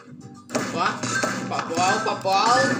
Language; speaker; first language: Russian; native; Russian